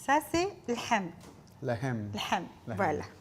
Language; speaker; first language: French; non-native, local second language; Arabic